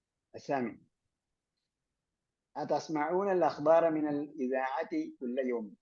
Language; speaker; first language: Arabic; non-native, fluent; Malayalam